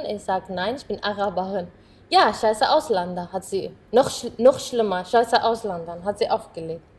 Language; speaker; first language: German; non-native, fluent; Arabic